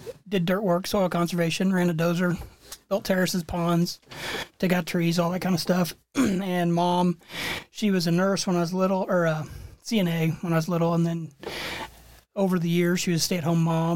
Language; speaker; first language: English; native; English